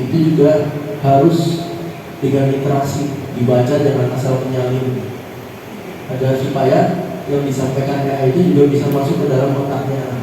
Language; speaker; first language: Indonesian; native; Indonesian